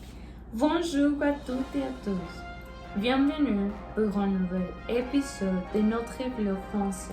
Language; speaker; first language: French; non-native, learner; Spanish